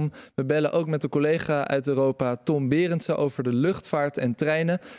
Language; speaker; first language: Dutch; native; Dutch